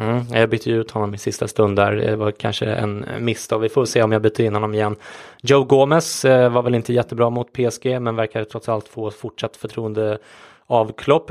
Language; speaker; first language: Swedish; native; Swedish